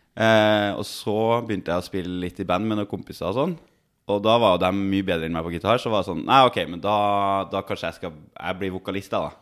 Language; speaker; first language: Norwegian; native; Norwegian